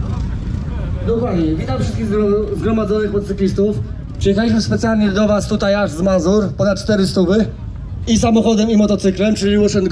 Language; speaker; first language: Polish; native; Polish